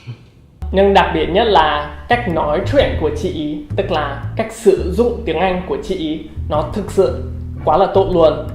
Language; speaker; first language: Vietnamese; non-native, fluent; English